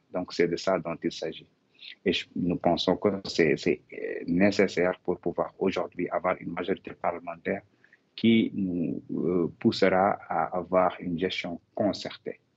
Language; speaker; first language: French; non-native, local second language; Wolof